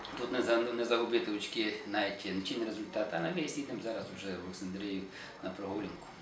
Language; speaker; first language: Ukrainian; native; Ukrainian